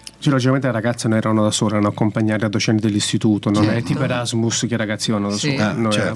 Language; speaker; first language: Italian; native; Italian